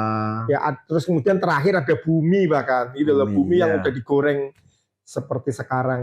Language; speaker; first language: Indonesian; native; Indonesian